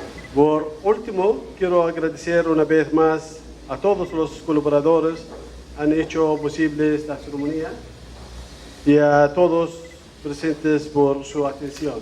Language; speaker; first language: Spanish; non-native, fluent; Arabic